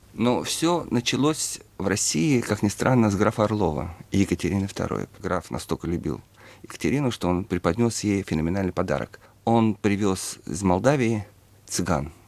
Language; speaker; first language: Russian; native; Russian